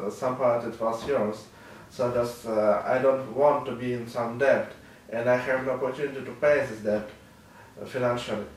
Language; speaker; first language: English; non-native, learner; Ukrainian